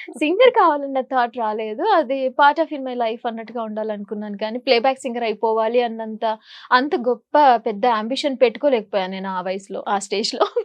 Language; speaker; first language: Telugu; native; Telugu